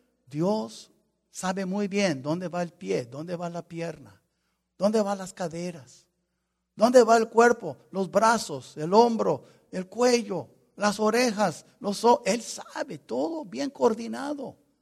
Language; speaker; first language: Spanish; non-native, fluent; English